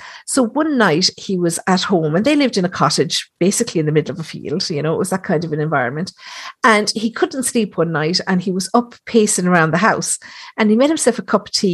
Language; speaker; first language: English; native; English